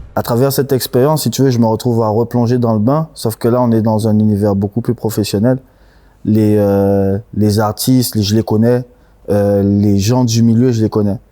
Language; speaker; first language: French; native; French